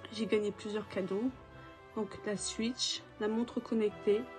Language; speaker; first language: English; native; English